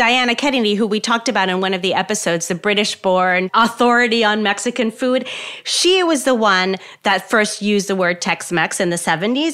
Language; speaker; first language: English; native; English